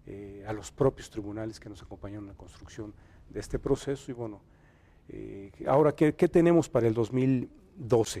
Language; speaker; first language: Spanish; native; Spanish